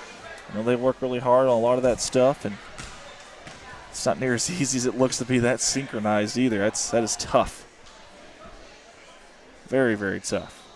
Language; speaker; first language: English; native; English